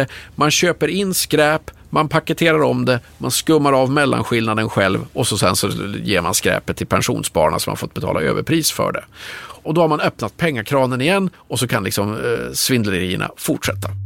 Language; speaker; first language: Swedish; native; Swedish